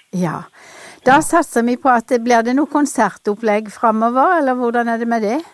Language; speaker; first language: Norwegian; native; Norwegian